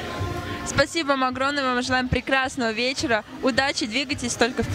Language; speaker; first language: Russian; native; Russian